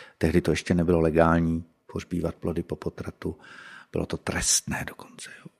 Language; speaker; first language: Czech; native; Czech